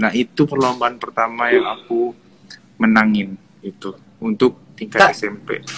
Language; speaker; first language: Indonesian; native; Indonesian